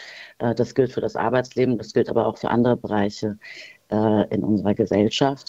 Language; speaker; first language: German; early bilingual, other home language; Turkish